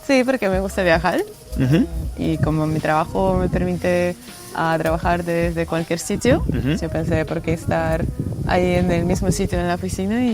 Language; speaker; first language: Spanish; non-native, fluent; Russian